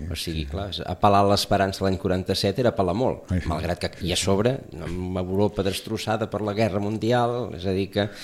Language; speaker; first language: Catalan; native; Catalan